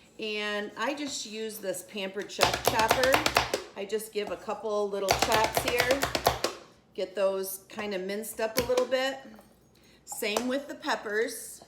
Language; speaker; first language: English; native; English